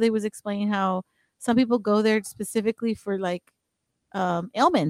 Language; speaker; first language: English; early bilingual, other home language; Spanish